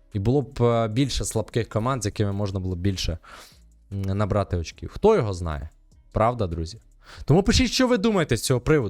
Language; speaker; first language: Ukrainian; native; Ukrainian